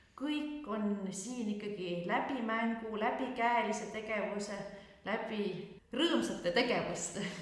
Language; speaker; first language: Estonian; native; Estonian